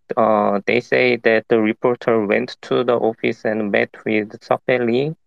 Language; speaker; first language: English; non-native, fluent; Korean